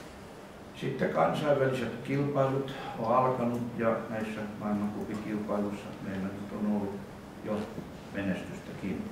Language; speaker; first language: Finnish; native; Finnish